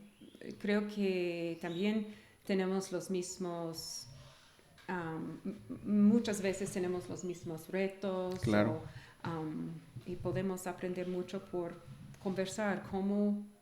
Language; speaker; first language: Spanish; non-native, fluent; English